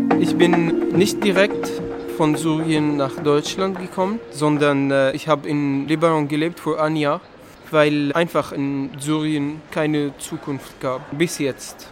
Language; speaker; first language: German; non-native, learner; Arabic